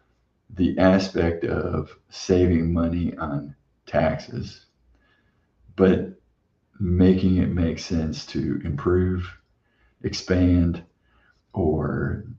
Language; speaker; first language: English; native; English